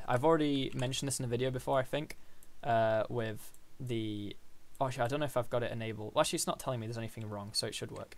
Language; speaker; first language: English; native; English